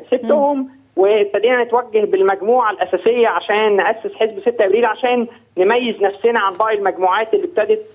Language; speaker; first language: Arabic; native; Arabic